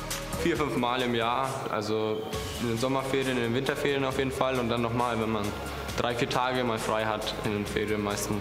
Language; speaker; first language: German; native; German